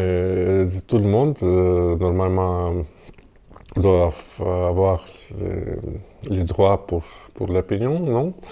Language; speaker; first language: French; non-native, fluent; Russian